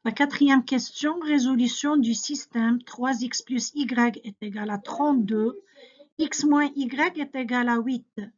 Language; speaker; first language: French; non-native, local second language; Arabic